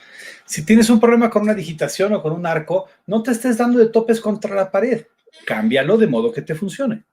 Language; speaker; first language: Spanish; native; Spanish